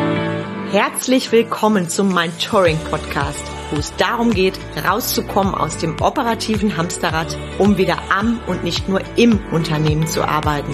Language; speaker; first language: German; native; German